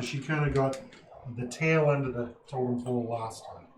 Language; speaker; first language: English; native; English